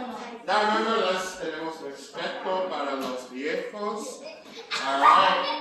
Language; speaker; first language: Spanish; non-native, learner; English